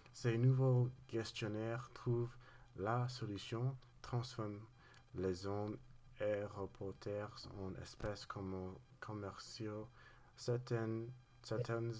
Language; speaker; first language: French; non-native, learner; English